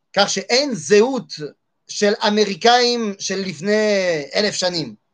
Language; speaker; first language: Hebrew; non-native, fluent; French